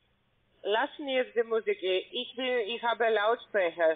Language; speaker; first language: German; non-native, learner; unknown